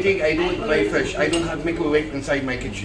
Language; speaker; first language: English; non-native, learner; Arabic